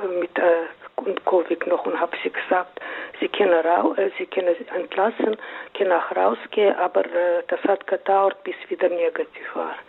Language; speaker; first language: German; non-native, learner; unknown